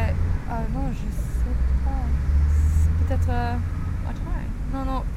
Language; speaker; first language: French; non-native, fluent; English